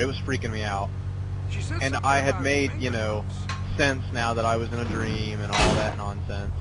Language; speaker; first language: English; native; English